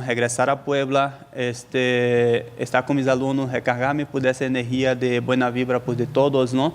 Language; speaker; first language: Spanish; native; Spanish